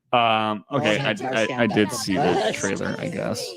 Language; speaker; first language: English; native; English